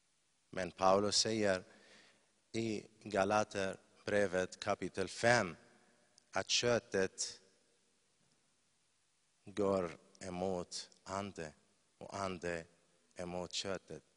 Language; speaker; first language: Swedish; non-native, fluent; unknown